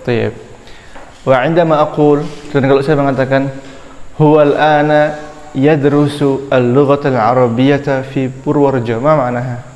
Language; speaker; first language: Arabic; non-native, fluent; Indonesian